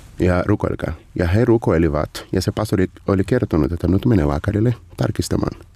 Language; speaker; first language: Finnish; non-native, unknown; Portuguese